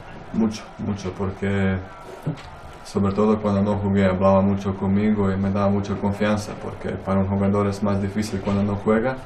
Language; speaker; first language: Spanish; non-native, fluent; Croatian